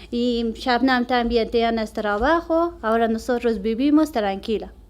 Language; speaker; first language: Spanish; non-native, learner; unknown